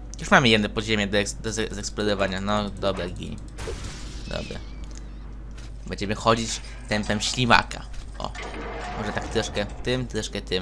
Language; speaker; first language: Polish; native; Polish